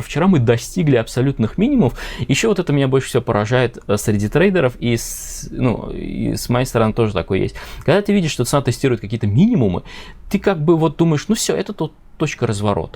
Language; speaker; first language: Russian; native; Russian